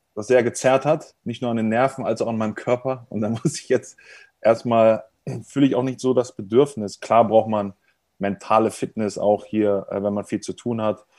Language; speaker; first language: German; native; German